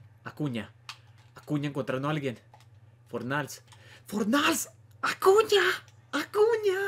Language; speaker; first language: Spanish; early bilingual, heritage; Spanish